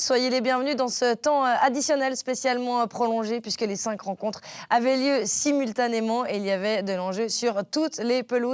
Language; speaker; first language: French; native; French